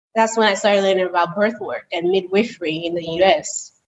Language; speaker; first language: English; early bilingual, other home language; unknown